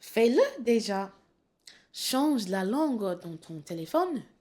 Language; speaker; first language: French; non-native, fluent; English